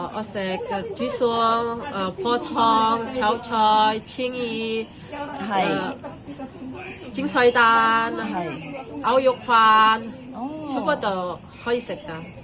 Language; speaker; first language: Cantonese; non-native, learner; Indonesian